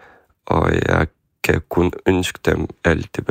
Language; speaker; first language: Danish; non-native, fluent; Ukrainian